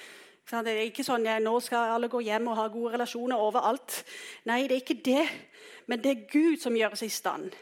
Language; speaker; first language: Norwegian; non-native, fluent; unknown